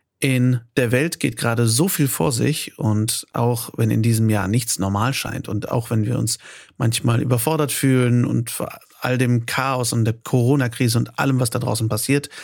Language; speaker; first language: German; native; German